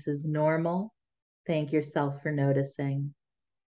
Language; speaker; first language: English; early bilingual, other home language; Tamil